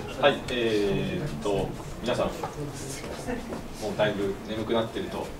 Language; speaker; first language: Japanese; native; Japanese